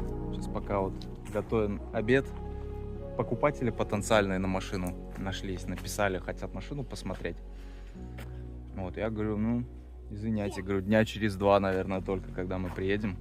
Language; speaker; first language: Russian; native; Russian